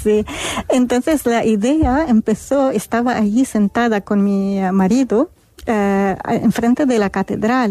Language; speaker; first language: Spanish; non-native, fluent; Arabic